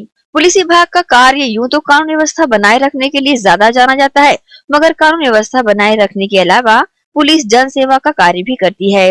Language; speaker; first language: Hindi; native; Hindi